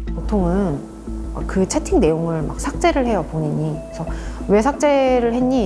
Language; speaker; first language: Korean; native; Korean